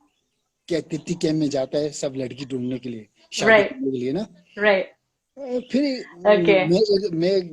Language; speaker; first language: Hindi; non-native, local second language; Tibetan